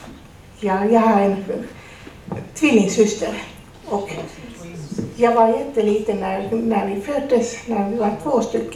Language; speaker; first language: Swedish; non-native, fluent; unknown